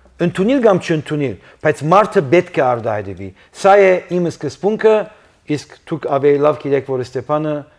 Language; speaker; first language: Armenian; early bilingual, heritage; Armenian